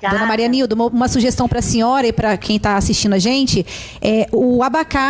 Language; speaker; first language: Portuguese; native; Portuguese